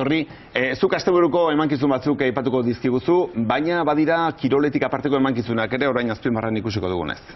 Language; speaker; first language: Basque; native; Basque